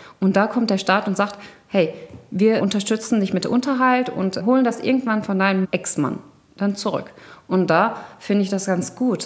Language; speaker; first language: German; early bilingual, other home language; Turkish